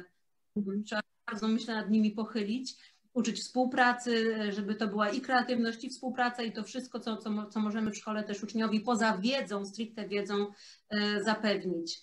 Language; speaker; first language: Polish; native; Polish